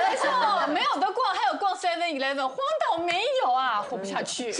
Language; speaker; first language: Chinese; native; Chinese